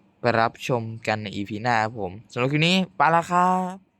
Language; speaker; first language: Thai; native; Thai